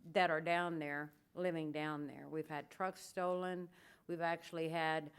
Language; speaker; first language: English; early bilingual, other home language; Spanish